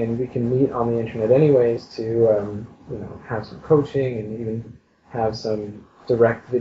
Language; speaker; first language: English; native; English